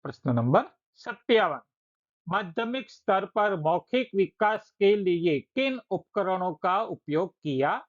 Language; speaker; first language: Hindi; non-native, local second language; Gujarati